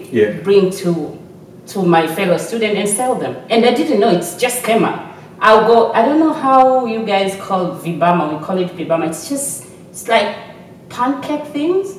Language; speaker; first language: English; non-native, local second language; Swahili